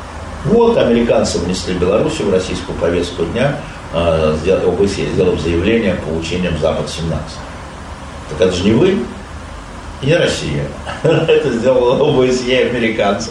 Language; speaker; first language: Russian; native; Russian